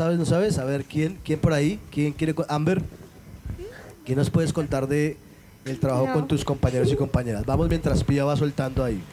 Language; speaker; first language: Spanish; native; Spanish